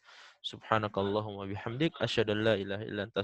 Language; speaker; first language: Arabic; non-native, fluent; Indonesian